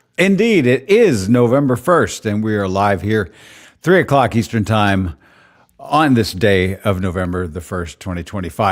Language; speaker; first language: English; native; English